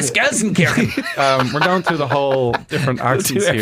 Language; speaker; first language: English; native; English